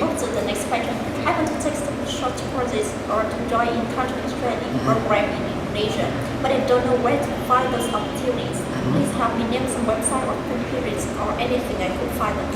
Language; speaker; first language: English; non-native, fluent; Vietnamese